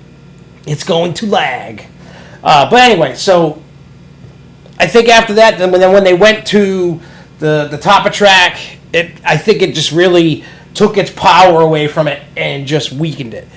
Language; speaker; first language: English; native; English